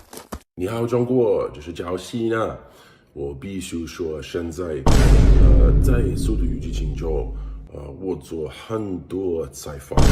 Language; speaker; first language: Chinese; non-native, learner; English